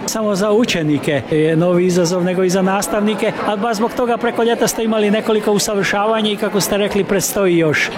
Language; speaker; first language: Croatian; early bilingual, heritage; Croatian